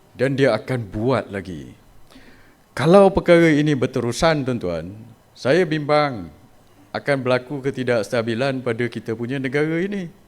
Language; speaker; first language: Malay; native; Malay